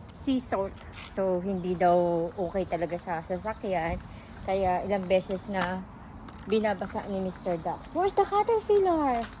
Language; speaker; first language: Filipino; native; Filipino